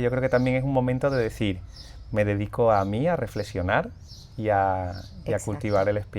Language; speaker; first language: Spanish; native; Spanish